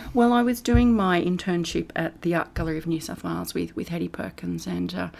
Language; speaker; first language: English; native; English